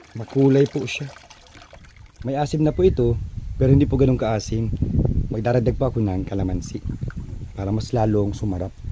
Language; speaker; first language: Filipino; native; Filipino